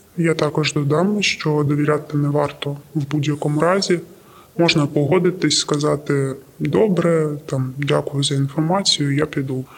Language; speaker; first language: Ukrainian; native; Ukrainian